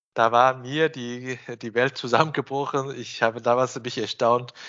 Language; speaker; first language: German; non-native, fluent; Chinese